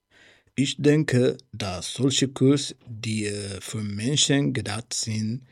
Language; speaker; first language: German; non-native, fluent; Spanish